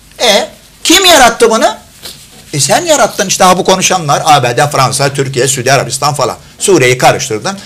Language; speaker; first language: Turkish; non-native, fluent; Arabic